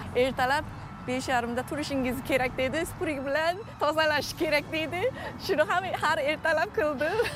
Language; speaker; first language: Uzbek; non-native, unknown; Korean